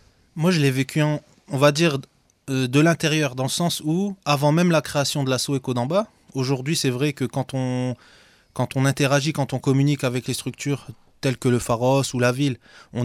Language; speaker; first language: French; native; French